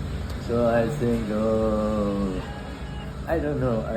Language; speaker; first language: English; non-native, fluent; German